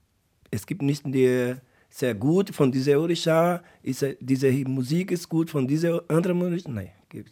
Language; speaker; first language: German; non-native, learner; Portuguese